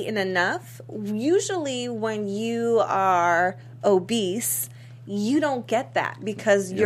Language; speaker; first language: English; native; English